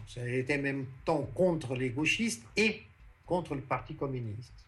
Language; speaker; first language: French; non-native, fluent; Portuguese